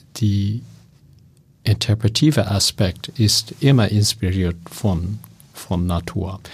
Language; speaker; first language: German; non-native, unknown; English